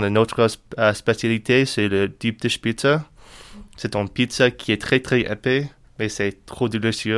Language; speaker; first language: French; non-native, learner; English